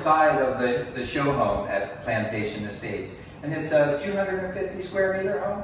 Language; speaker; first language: English; native; English